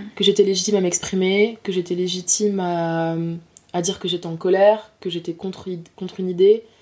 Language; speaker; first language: French; native; French